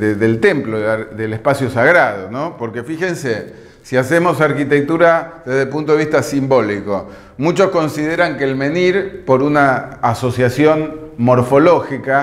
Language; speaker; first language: Spanish; native; Spanish